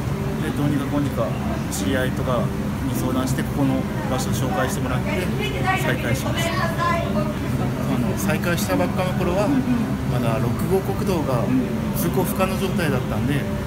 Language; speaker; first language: Japanese; native; Japanese